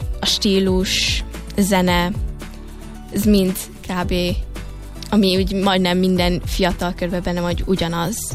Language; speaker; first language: Hungarian; early bilingual, heritage; Hungarian